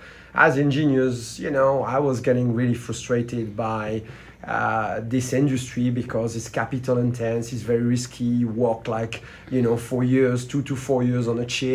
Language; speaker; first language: English; non-native, fluent; French